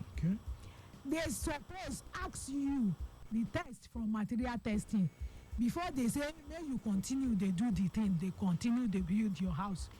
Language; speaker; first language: Nigerian Pidgin; non-native, local second language; Yoruba